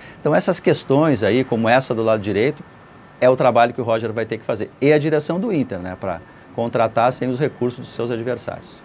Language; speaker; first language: Portuguese; native; Portuguese